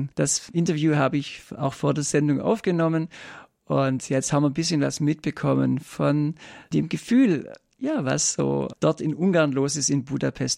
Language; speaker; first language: German; native; German